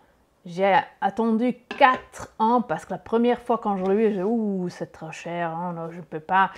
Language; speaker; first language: French; non-native, learner; Italian